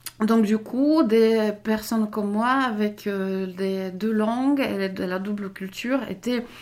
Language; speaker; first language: French; non-native, fluent; Polish